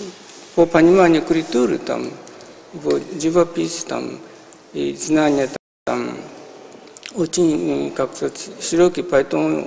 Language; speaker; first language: Russian; non-native, fluent; Japanese